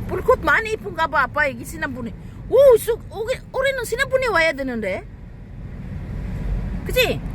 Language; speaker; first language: Korean; non-native, learner; Filipino